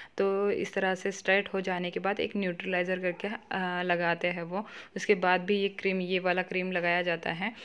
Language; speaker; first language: Hindi; non-native, local second language; Marathi